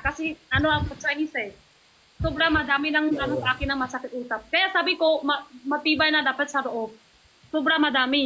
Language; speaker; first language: Filipino; non-native, learner; Chinese